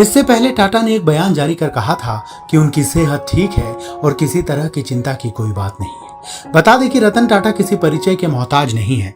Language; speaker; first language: Hindi; native; Hindi